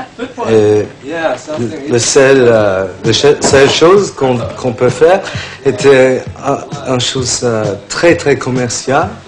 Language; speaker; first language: French; non-native, learner; English